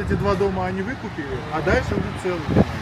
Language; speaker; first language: Russian; native; Russian